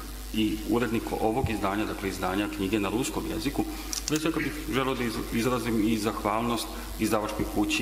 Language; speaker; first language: Serbian; native; Serbian